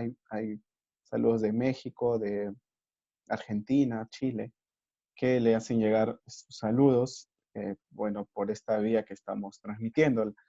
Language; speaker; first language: Spanish; native; Spanish